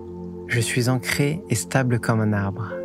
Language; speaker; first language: French; native; French